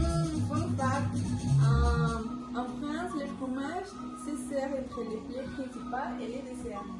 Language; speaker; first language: French; non-native, learner; Spanish